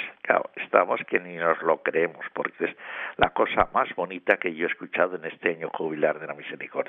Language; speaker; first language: Spanish; native; Spanish